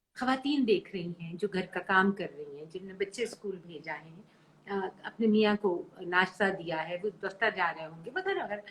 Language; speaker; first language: Urdu; non-native, local second language; Punjabi